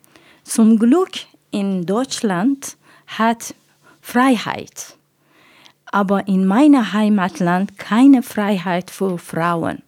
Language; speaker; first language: German; non-native, learner; Persian